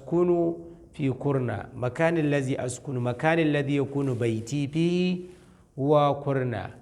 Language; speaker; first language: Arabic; non-native, fluent; Hausa